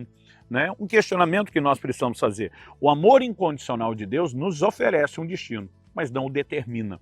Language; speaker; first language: Portuguese; native; Portuguese